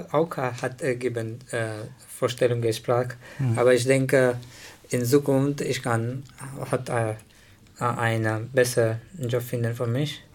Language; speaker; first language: German; non-native, learner; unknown